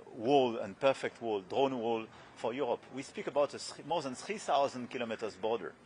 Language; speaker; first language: English; non-native, fluent; French